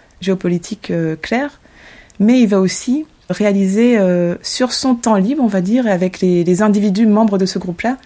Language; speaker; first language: French; native; French